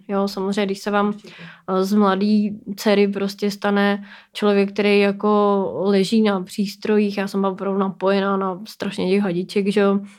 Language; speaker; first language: Czech; native; Czech